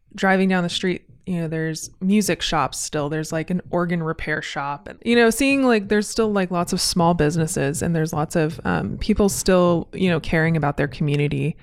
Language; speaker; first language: English; native; English